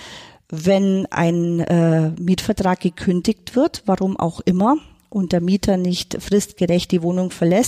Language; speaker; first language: German; native; German